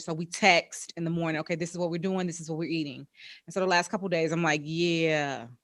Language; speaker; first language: English; native; English